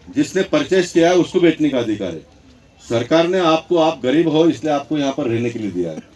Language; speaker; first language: Hindi; non-native, local second language; Marathi